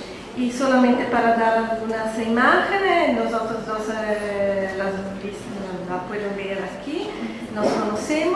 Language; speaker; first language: Spanish; non-native, fluent; Italian